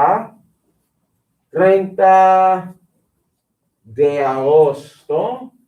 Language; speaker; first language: Spanish; non-native, fluent; English